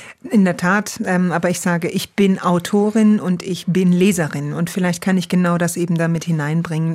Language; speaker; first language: German; native; German